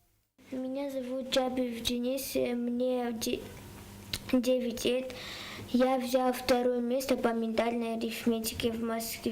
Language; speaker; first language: Russian; non-native, local second language; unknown